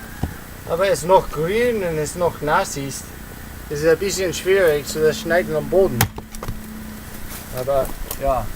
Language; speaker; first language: German; non-native, learner; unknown